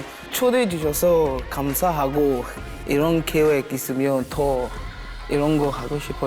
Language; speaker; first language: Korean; non-native, learner; English